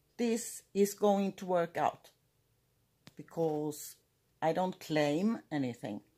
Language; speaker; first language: English; non-native, fluent; Swedish